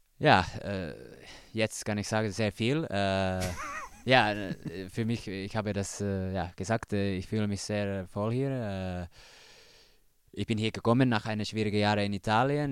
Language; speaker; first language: German; non-native, learner; Finnish